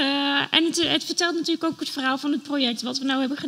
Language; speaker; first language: Dutch; native; Dutch